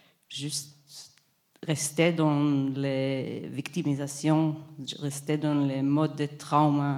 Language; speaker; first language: French; non-native, fluent; Hebrew